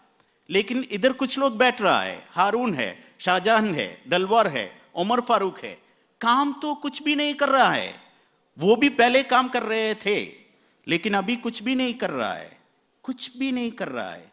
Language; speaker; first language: Hindi; non-native, fluent; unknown